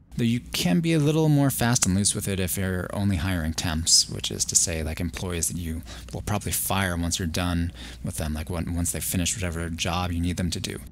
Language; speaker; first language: English; native; English